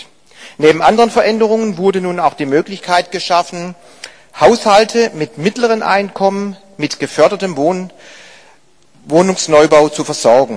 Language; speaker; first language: German; native; German